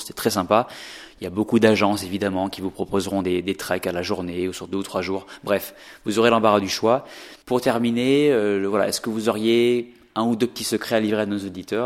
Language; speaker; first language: French; native; French